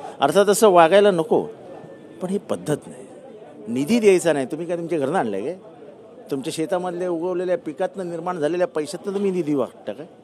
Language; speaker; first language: Marathi; native; Marathi